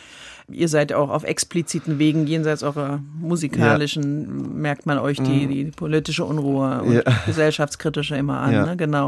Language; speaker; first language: German; native; German